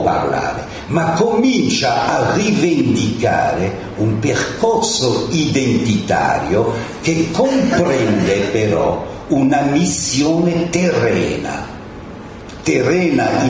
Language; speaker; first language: Italian; native; Italian